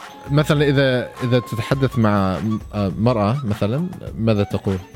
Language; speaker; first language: Arabic; non-native, fluent; English